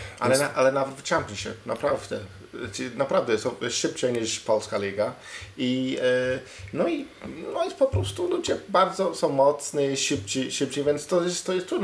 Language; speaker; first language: Polish; non-native, learner; English